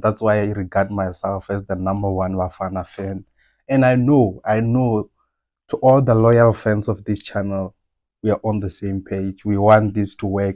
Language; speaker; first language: English; non-native, local second language; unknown